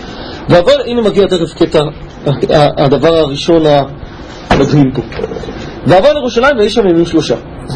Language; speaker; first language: Hebrew; native; Hebrew